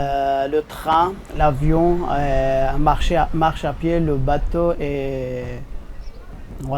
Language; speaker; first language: French; non-native, learner; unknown